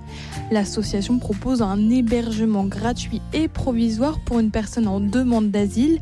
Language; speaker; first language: French; native; French